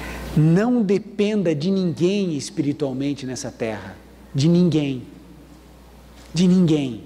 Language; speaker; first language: Portuguese; native; Portuguese